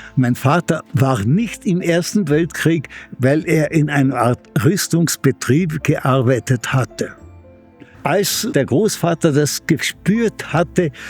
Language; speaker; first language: German; non-native, local second language; Slovenian